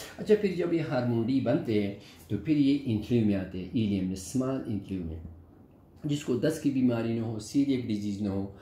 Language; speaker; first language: Urdu; non-native, local second language; Pashto